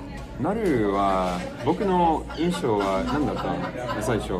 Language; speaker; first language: Japanese; non-native, learner; English